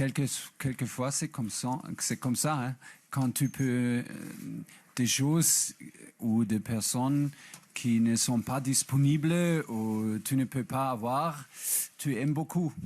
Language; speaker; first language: French; non-native, fluent; German